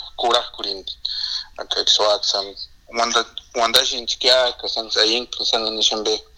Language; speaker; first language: Spanish; non-native, local second language; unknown